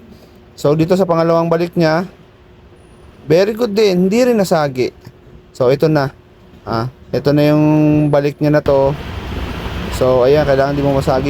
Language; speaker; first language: Filipino; native; Filipino